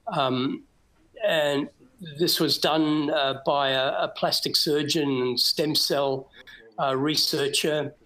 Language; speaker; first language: English; native; English